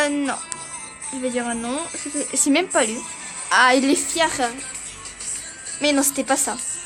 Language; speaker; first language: French; early bilingual, other home language; Portuguese